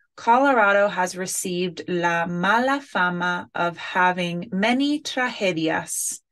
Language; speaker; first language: English; native; English